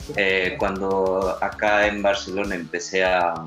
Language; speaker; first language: Spanish; native; Spanish